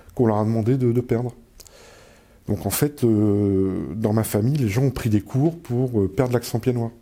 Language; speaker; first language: French; native; French